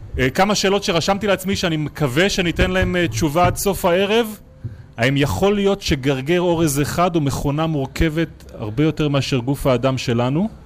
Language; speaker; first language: Hebrew; native; Hebrew